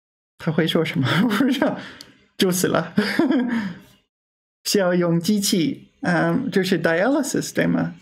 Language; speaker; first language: Chinese; non-native, learner; English